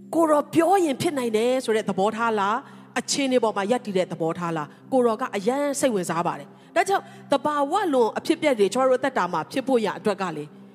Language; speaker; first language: Burmese; non-native, local second language; Tedim Chin